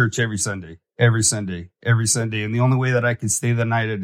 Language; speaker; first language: English; native; English